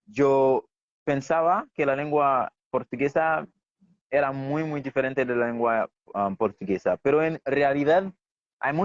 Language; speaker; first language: Spanish; non-native, fluent; Haitian Creole